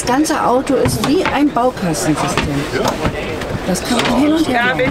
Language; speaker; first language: German; native; German